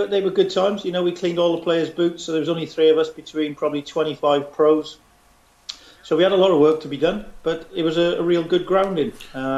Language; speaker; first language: English; native; English